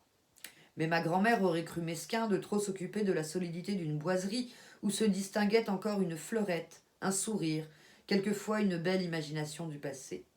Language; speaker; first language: French; native; French